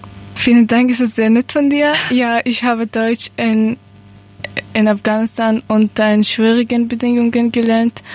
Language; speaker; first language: German; non-native, learner; Persian